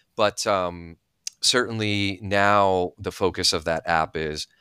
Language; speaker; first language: English; early bilingual, other home language; Bulgarian